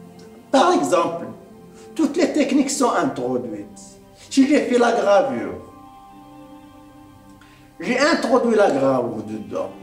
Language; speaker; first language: French; non-native, local second language; Arabic